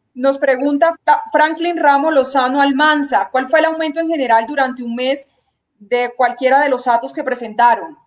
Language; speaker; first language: Spanish; native; Spanish